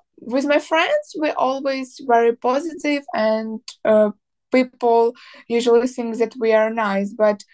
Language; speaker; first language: English; non-native, learner; Ukrainian